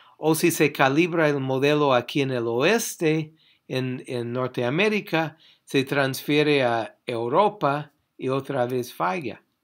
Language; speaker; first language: Spanish; non-native, fluent; English